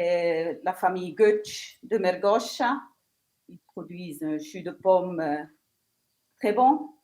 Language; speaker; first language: French; non-native, local second language; Italian